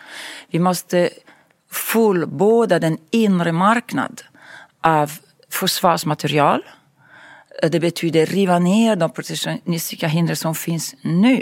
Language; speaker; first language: Swedish; non-native, fluent; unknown